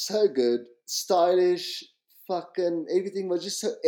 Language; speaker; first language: English; native; English